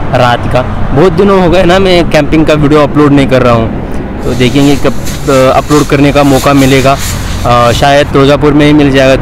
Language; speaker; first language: Hindi; native; Hindi